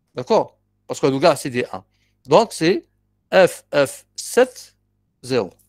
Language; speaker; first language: French; non-native, local second language; Arabic